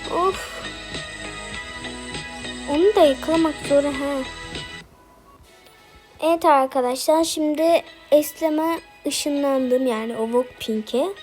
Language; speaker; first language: Turkish; native; Turkish